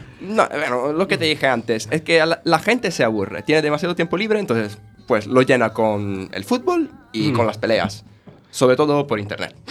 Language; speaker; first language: Spanish; non-native, fluent; Italian